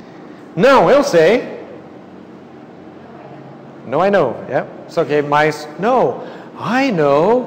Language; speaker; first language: Portuguese; non-native, fluent; English